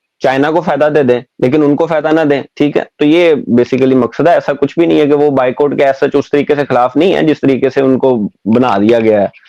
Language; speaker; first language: Urdu; non-native, local second language; Punjabi